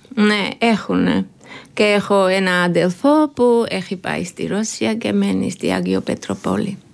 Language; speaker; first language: Greek; non-native, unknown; Georgian